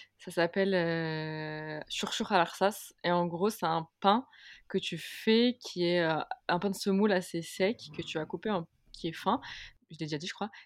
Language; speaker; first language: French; early bilingual, other home language; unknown